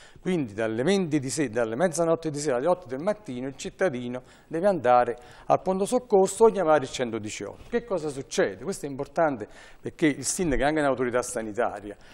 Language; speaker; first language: Italian; native; Italian